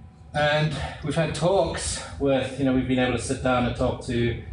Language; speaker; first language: English; native; English